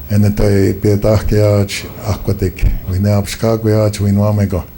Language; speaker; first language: English; early bilingual, other home language; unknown